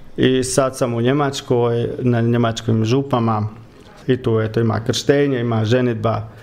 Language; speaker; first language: Croatian; early bilingual, heritage; Croatian